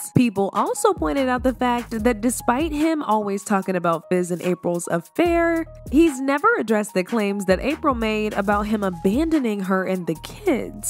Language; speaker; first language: English; native; English